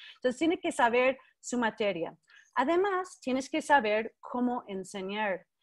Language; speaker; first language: Spanish; non-native, fluent; English